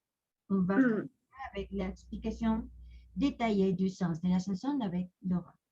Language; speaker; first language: French; non-native, learner; Spanish